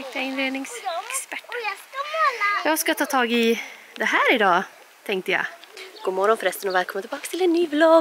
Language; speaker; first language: Swedish; native; Swedish